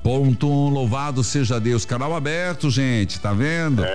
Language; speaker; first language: Portuguese; native; Portuguese